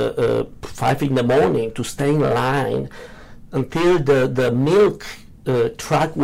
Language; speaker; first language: English; non-native, learner; Romanian